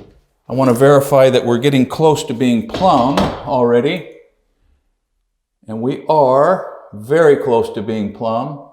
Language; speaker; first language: English; native; English